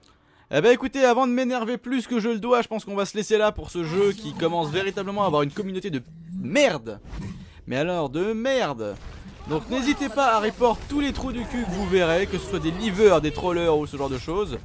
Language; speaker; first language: French; native; French